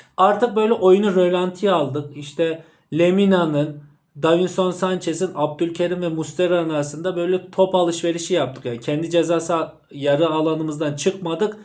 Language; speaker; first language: Turkish; native; Turkish